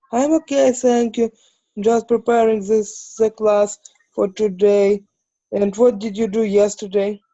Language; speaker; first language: English; non-native, learner; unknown